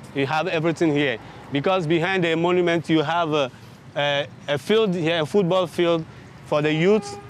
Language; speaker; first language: English; non-native, fluent; Ewe